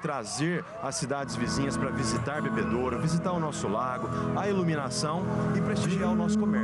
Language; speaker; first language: Portuguese; native; Portuguese